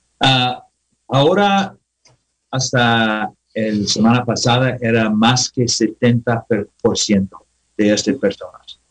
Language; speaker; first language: Spanish; non-native, learner; English